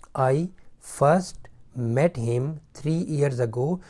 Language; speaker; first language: English; non-native, local second language; Urdu